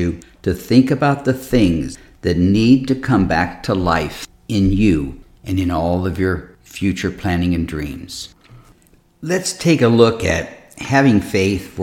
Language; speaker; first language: English; native; English